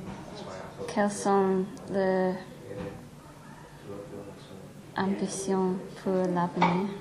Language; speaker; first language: French; non-native, learner; English